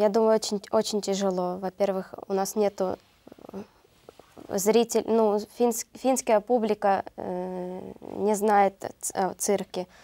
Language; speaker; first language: Russian; non-native, learner; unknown